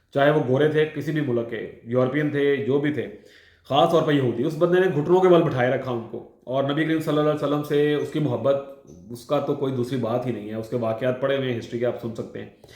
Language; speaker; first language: Urdu; non-native, local second language; Punjabi